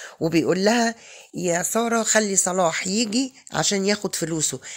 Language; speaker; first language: Arabic; native; Arabic